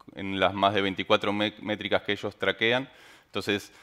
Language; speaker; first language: Spanish; native; Spanish